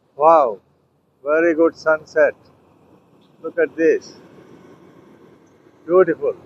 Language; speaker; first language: English; non-native, local second language; Tamil